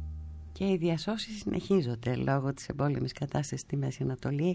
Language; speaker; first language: Greek; native; Greek